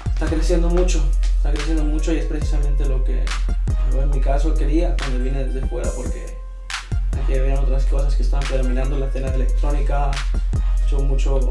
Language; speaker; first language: Spanish; early bilingual, other home language; English